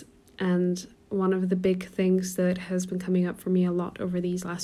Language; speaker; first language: English; native; English